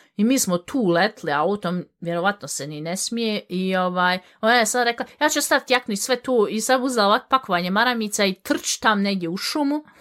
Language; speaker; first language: Bosnian; early bilingual, heritage; Bosnian